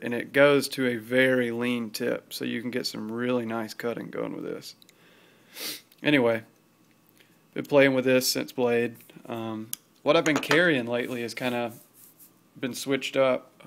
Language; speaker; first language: English; native; English